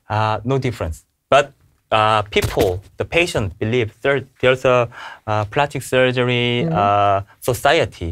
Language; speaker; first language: English; non-native, learner; Korean